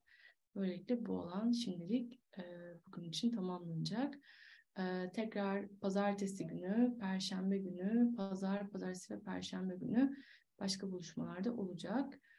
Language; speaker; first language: Turkish; native; Turkish